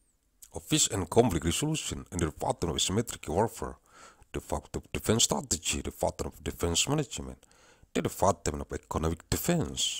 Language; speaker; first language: English; non-native, learner; Indonesian